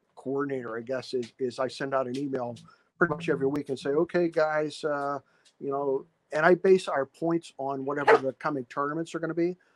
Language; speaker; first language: English; native; English